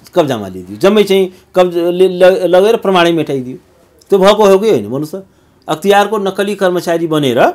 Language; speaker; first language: Nepali; native; Nepali